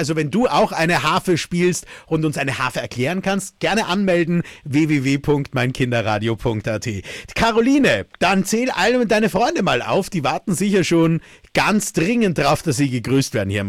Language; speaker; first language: German; native; German